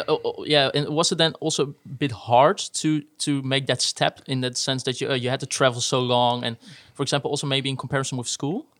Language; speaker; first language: English; non-native, fluent; Dutch